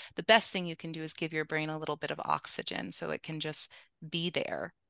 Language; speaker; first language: English; early bilingual, other home language; Spanish